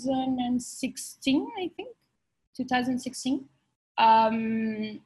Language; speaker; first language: English; non-native, fluent; Portuguese